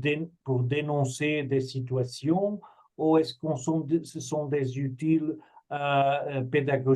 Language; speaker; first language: French; non-native, fluent; Portuguese